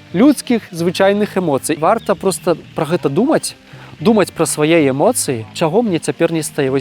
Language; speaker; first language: Belarusian; native; Belarusian